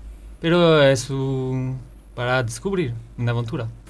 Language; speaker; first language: Spanish; non-native, learner; French